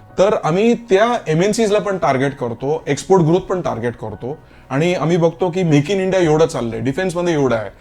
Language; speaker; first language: Marathi; non-native, local second language; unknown